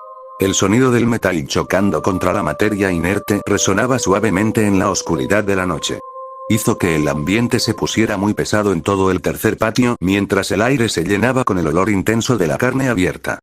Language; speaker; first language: Spanish; native; Spanish